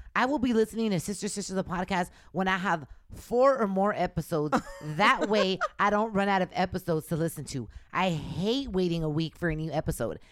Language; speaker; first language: English; early bilingual, other home language; Spanish